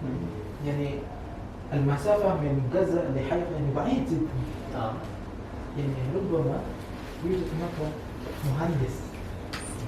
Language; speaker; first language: Arabic; non-native, fluent; Indonesian